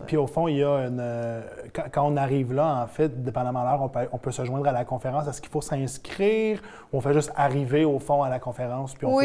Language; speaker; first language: French; native; French